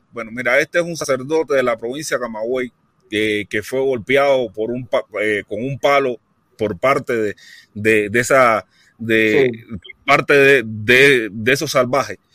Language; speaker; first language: Spanish; native; Spanish